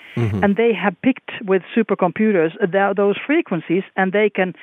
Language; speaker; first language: English; non-native, fluent; Finnish